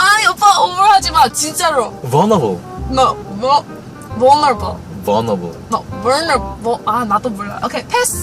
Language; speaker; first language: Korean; non-native, fluent; English